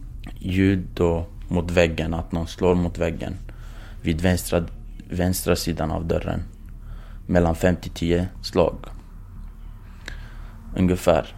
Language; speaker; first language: Swedish; non-native, fluent; Kurdish